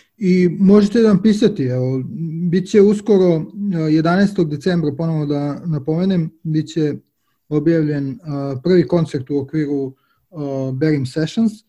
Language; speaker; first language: Serbian; native; Serbian